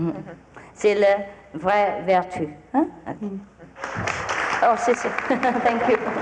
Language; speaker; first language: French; non-native, fluent; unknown